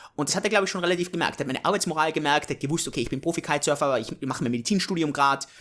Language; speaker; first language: German; native; German